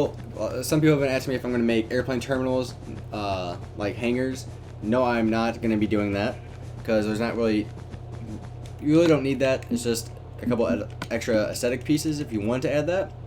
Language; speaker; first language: English; native; English